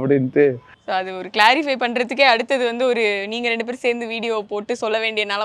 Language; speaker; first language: Tamil; native; Tamil